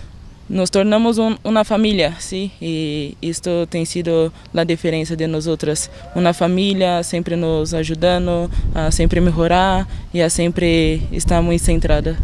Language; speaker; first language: Spanish; non-native, learner; Portuguese